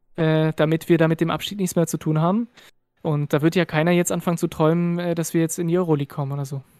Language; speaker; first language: German; non-native, fluent; French